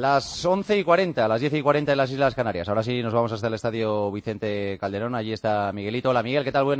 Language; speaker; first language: Spanish; native; Spanish